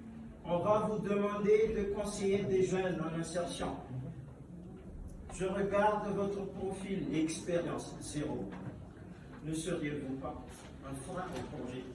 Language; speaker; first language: French; non-native, local second language; Malagasy